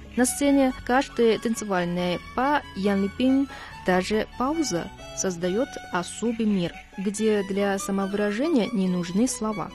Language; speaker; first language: Russian; non-native, fluent; Chinese